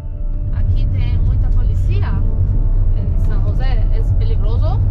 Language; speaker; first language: Spanish; non-native, learner; Portuguese